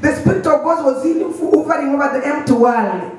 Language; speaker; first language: English; non-native, local second language; Swahili